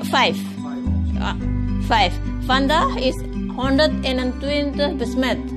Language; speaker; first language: Dutch; non-native, learner; Indonesian